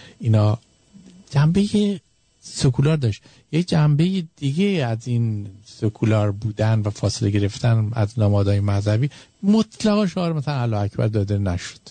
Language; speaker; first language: Persian; native; Persian